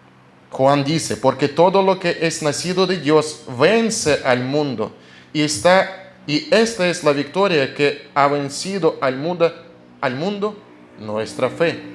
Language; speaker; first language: Spanish; non-native, fluent; Russian